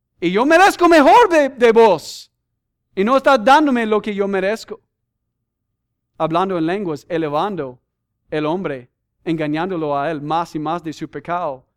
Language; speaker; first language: Spanish; non-native, fluent; English